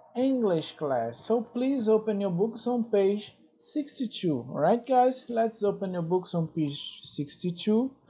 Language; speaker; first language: English; non-native, fluent; Portuguese